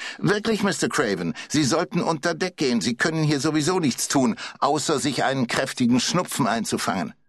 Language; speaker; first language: German; native; German